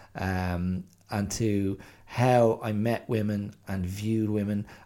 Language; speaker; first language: English; native; English